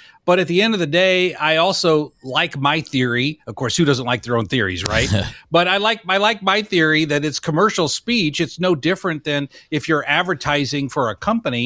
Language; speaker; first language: English; native; English